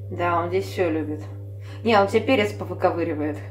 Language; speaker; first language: Russian; native; Russian